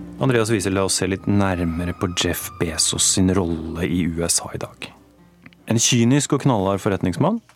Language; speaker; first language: Norwegian; native; Norwegian